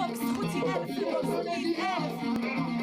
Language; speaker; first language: Arabic; native; Arabic